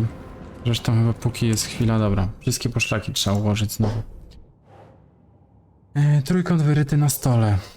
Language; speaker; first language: Polish; native; Polish